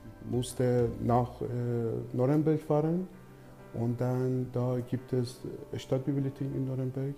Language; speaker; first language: German; non-native, learner; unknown